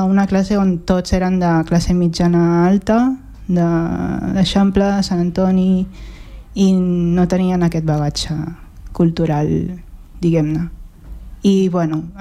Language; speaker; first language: Catalan; native; Catalan